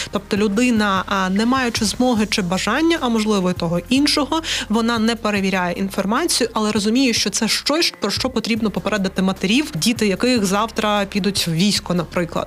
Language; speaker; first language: Ukrainian; native; Ukrainian